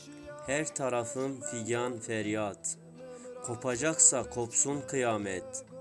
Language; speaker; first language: Turkish; native; Turkish